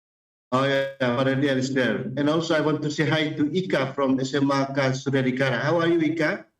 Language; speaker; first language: English; non-native, fluent; Indonesian